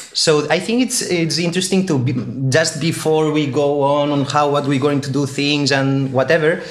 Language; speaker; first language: English; non-native, fluent; Catalan